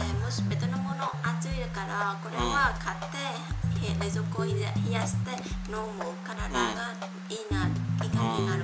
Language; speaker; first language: Japanese; non-native, learner; Vietnamese